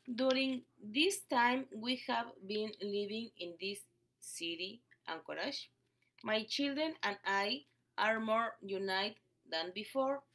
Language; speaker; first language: English; non-native, learner; Spanish